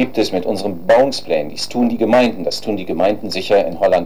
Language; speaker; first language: German; native; German